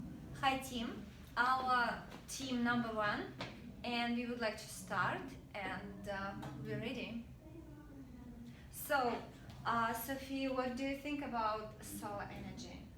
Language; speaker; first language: English; non-native, learner; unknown